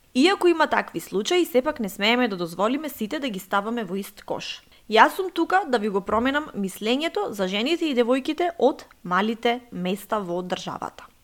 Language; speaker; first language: Macedonian; native; Macedonian